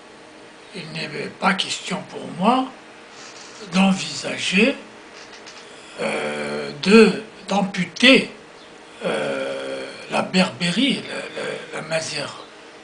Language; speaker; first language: French; non-native, local second language; Kabyle